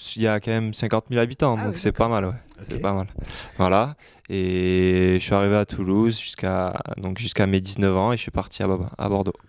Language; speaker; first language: French; native; French